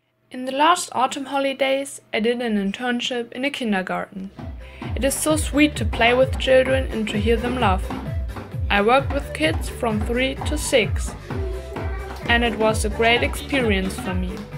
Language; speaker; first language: English; non-native, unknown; German